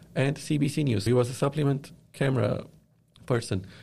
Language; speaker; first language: English; non-native, fluent; Arabic